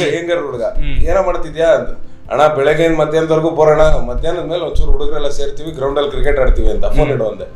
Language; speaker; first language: Kannada; native; Kannada